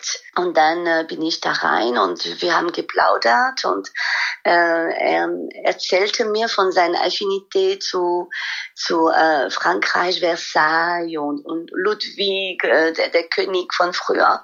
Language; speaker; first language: German; non-native, fluent; French